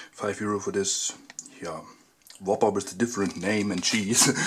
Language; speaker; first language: English; non-native, fluent; German